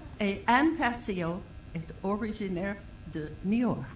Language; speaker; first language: French; non-native, fluent; English